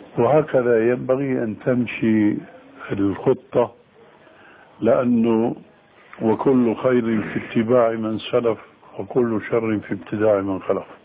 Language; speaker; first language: Arabic; early bilingual, other home language; Albanian